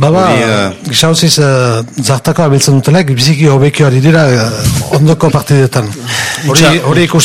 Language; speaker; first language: Basque; native; Basque